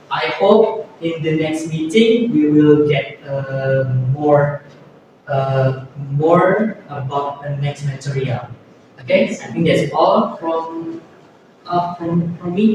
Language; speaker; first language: English; non-native, learner; Indonesian